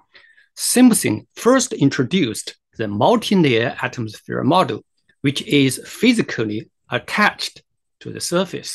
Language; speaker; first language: English; non-native, fluent; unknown